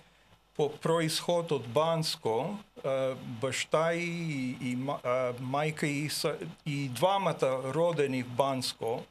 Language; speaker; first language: Bulgarian; early bilingual, heritage; Bulgarian